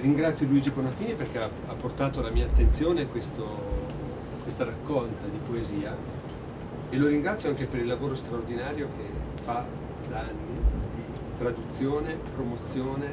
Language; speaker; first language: Italian; native; Italian